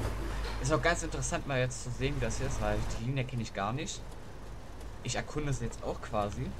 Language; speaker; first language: German; native; German